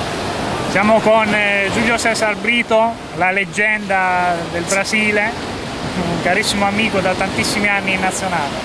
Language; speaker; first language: Italian; native; Italian